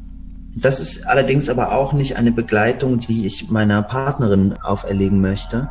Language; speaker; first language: German; native; German